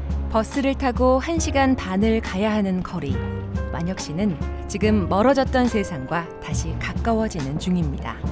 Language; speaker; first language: Korean; native; Korean